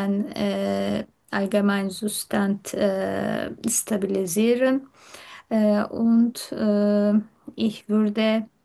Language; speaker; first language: German; non-native, fluent; Turkish